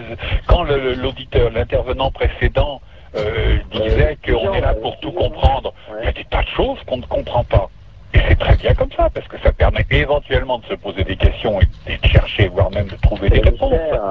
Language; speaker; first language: French; native; French